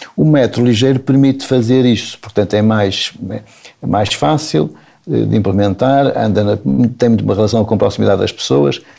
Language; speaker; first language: Portuguese; native; Portuguese